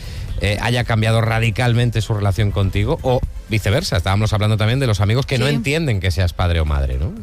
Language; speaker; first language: Spanish; native; Spanish